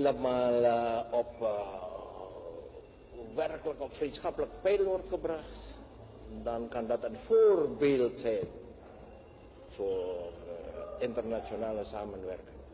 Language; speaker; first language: Dutch; non-native, fluent; Indonesian